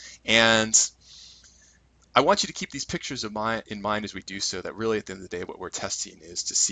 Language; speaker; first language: English; native; English